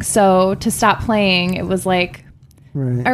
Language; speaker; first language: English; native; English